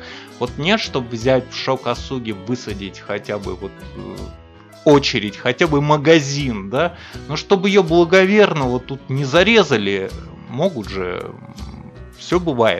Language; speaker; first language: Russian; native; Russian